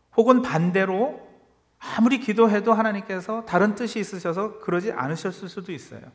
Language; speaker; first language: Korean; native; Korean